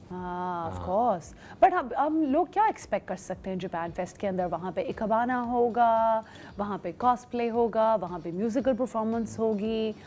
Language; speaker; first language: Urdu; native; Urdu